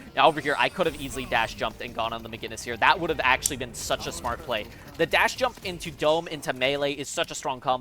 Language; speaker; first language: English; native; English